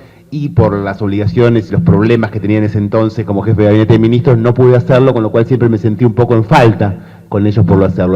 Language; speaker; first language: Spanish; native; Spanish